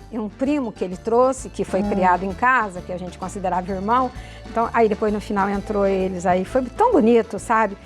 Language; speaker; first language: Portuguese; early bilingual, other home language; Italian